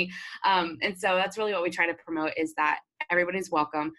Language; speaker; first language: English; native; English